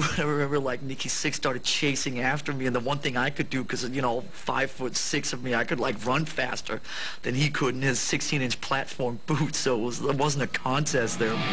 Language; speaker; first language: English; non-native, fluent; Danish